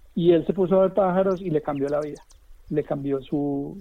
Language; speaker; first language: Spanish; native; Spanish